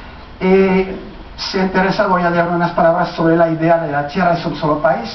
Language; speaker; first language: Spanish; non-native, fluent; French